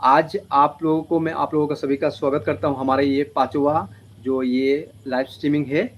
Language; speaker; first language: Hindi; non-native, local second language; Bangla